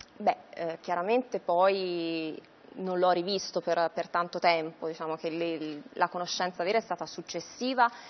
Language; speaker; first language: Italian; native; Italian